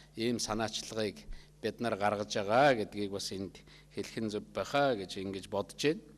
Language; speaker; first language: Mongolian; native; Mongolian